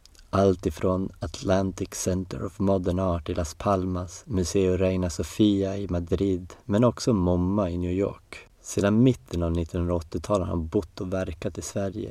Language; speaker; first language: Swedish; native; Swedish